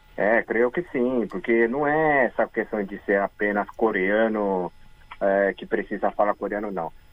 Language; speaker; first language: Portuguese; early bilingual, other home language; Korean